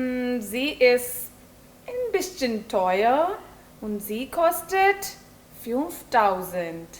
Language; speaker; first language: German; non-native, learner; Hindi